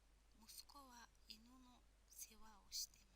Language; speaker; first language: Japanese; non-native, fluent; Mongolian